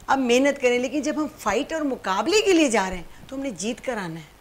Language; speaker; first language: Urdu; native; Urdu